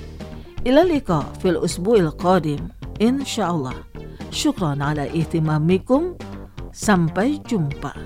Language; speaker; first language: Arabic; non-native, fluent; Indonesian